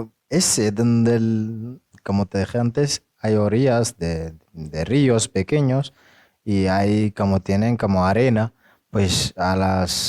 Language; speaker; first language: Spanish; non-native, fluent; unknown